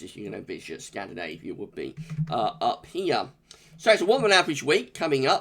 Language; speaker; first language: English; native; English